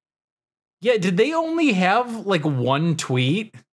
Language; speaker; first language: English; native; English